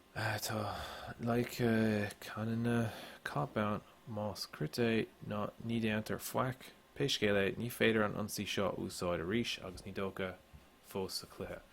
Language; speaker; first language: Irish; non-native, local second language; English